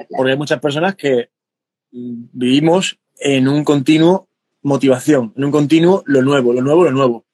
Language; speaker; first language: Spanish; native; Spanish